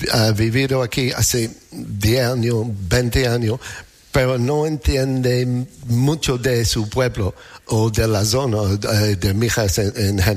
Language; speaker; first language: Spanish; non-native, learner; English